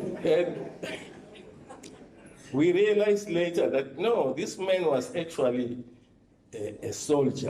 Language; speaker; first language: English; non-native, local second language; Swati